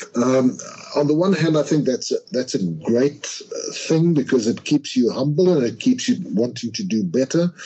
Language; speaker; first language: English; non-native, local second language; Afrikaans